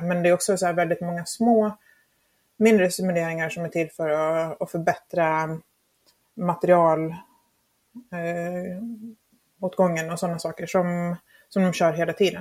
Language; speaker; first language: Swedish; non-native, fluent; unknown